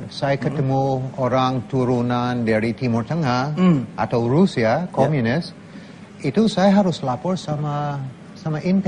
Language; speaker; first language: Indonesian; non-native, learner; English